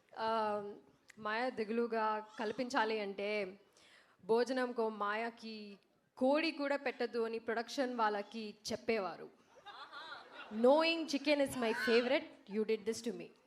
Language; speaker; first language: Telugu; non-native, learner; Malayalam